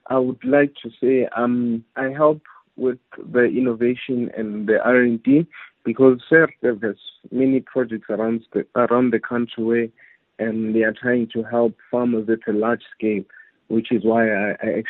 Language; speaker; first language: English; non-native, local second language; Zulu